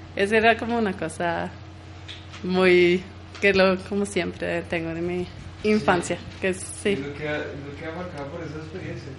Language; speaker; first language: Spanish; non-native, fluent; Swedish